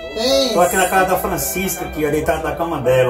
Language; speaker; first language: Portuguese; native; Portuguese